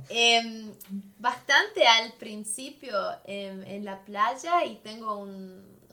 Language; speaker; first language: Spanish; non-native, fluent; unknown